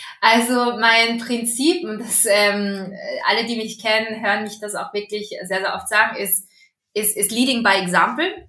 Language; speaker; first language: German; early bilingual, other home language; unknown